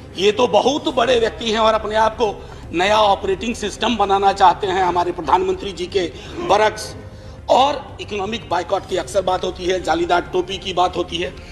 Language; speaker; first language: Hindi; native; Hindi